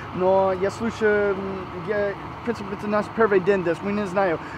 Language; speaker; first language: Russian; non-native, learner; English